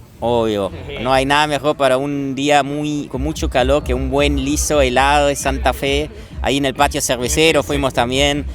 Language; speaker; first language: Spanish; early bilingual, heritage; Spanish